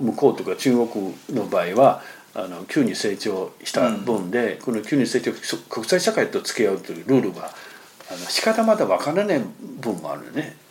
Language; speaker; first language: Japanese; non-native, fluent; Chinese